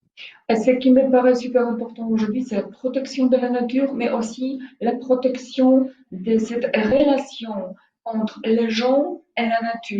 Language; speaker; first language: French; non-native, fluent; Polish